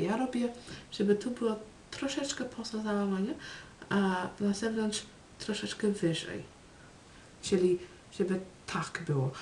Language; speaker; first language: Polish; early bilingual, heritage; Polish